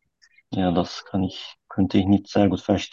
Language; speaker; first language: German; non-native, learner; Turkish